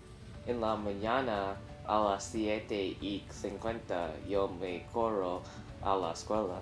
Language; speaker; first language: Spanish; non-native, learner; English